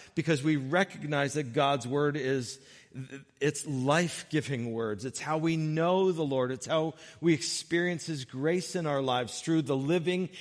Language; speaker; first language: English; native; English